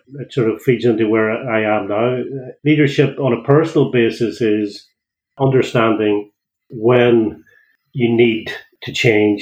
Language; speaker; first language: English; native; English